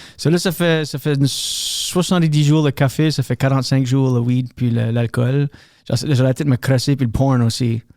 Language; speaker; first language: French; native; French